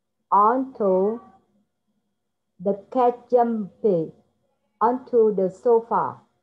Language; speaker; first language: English; non-native, learner; Vietnamese